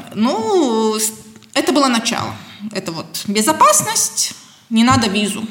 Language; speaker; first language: Russian; non-native, local second language; Latvian